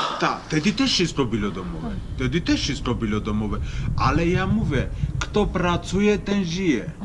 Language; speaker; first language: Polish; non-native, fluent; Armenian